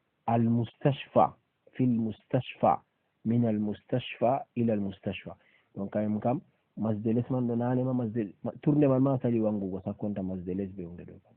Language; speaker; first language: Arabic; non-native, fluent; Fula